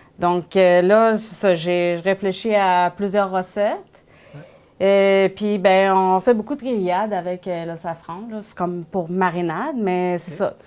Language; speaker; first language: French; non-native, fluent; Persian